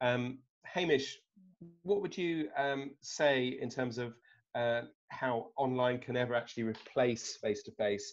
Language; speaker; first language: English; native; English